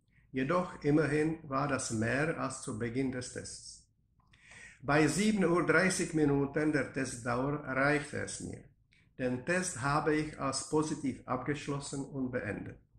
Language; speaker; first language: German; non-native, fluent; Czech